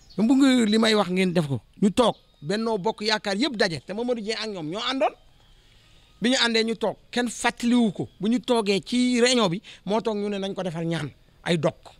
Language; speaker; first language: Wolof; non-native, local second language; Fula